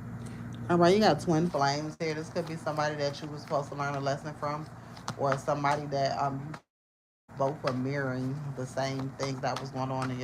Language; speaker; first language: English; native; English